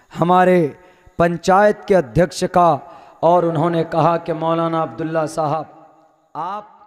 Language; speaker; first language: Hindi; native; Hindi